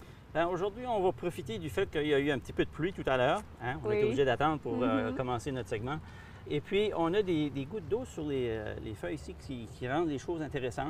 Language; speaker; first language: French; native; French